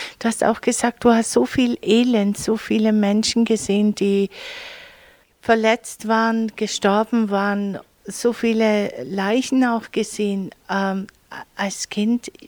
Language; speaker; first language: German; native; German